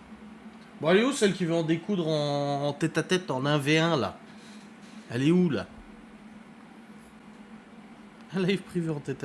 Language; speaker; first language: French; native; French